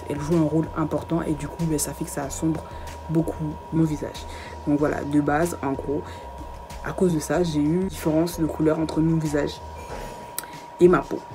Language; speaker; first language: French; early bilingual, other home language; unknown